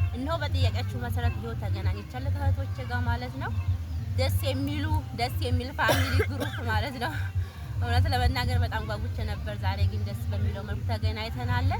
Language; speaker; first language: Amharic; native; Amharic